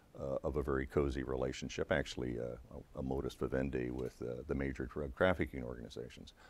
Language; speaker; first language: English; native; English